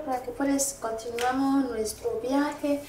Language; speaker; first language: Spanish; non-native, learner; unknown